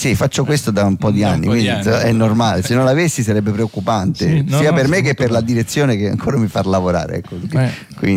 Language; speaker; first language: Italian; native; Italian